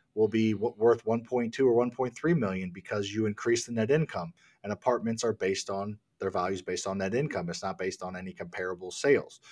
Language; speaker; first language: English; native; English